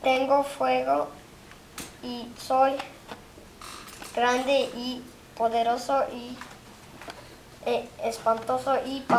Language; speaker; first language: Spanish; non-native, learner; English